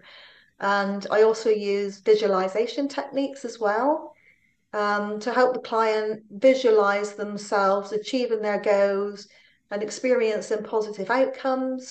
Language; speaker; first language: English; native; English